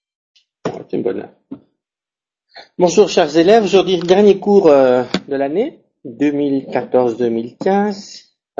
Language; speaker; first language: French; non-native, fluent; Spanish